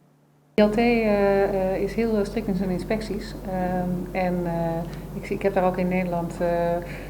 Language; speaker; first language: Dutch; native; Dutch